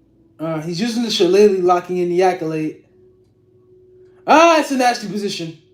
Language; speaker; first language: English; native; English